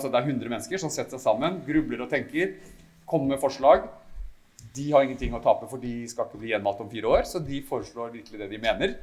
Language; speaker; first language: Norwegian; native; Norwegian